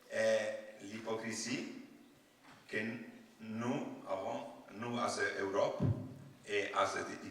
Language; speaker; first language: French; non-native, learner; Italian